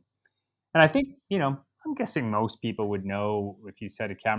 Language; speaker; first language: English; native; English